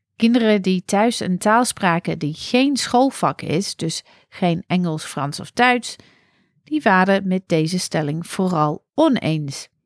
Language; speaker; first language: Dutch; non-native, fluent; English